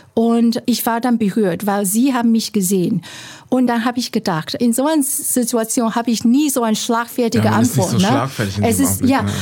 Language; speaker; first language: German; non-native, fluent; Chinese